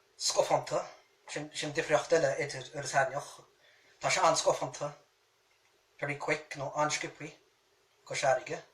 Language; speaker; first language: Irish; native; Irish